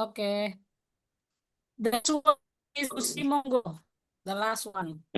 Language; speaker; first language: English; non-native, learner; Indonesian